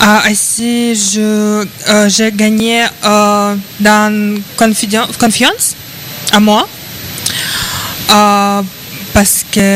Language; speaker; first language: French; non-native, learner; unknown